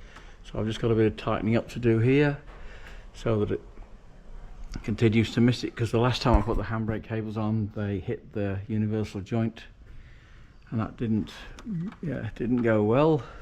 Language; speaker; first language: English; native; English